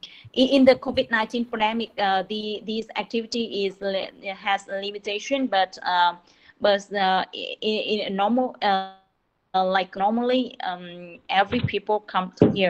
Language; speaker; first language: English; non-native, learner; Vietnamese